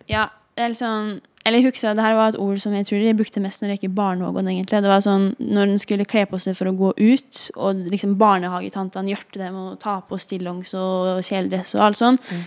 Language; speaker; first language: Norwegian; native; Norwegian